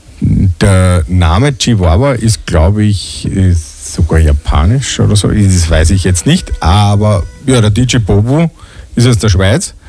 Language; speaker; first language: German; native; German